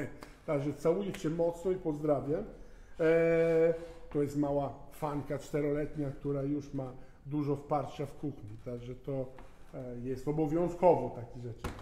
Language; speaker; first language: Polish; non-native, fluent; Italian